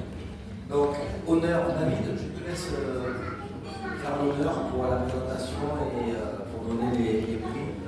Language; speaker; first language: French; non-native, fluent; Spanish